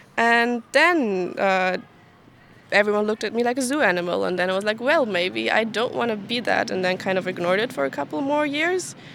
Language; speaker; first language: English; non-native, fluent; German